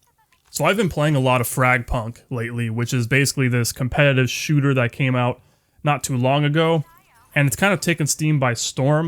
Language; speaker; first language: English; native; English